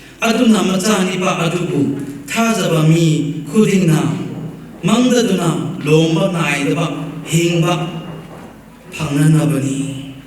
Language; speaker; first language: Manipuri; non-native, local second language; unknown